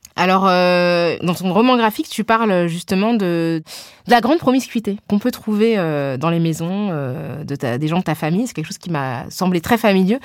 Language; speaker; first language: French; native; French